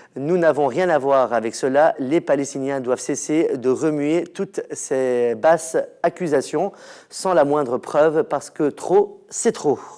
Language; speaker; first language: French; non-native, local second language; Arabic